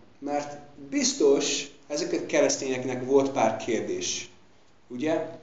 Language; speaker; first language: Hungarian; non-native, fluent; English